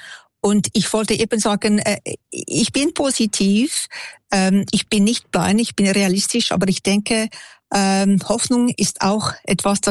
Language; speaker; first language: German; non-native, local second language; French